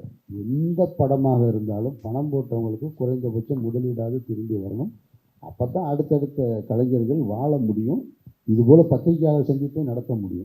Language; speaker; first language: Tamil; native; Tamil